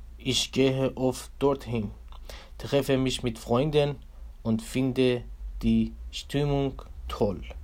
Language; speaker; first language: German; non-native, learner; Persian